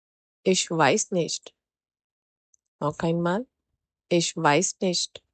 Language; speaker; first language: German; non-native, fluent; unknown